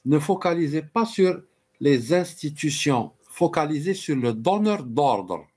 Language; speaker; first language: French; non-native, local second language; Arabic